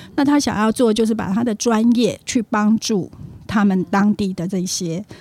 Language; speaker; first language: Chinese; native; Chinese